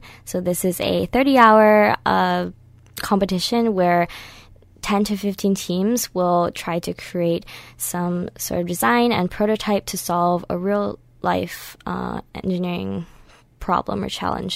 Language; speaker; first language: English; native; English